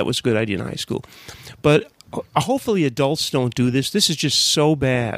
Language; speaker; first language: English; native; English